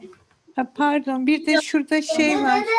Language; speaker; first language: Turkish; native; Turkish